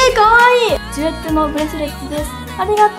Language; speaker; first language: Japanese; native; Japanese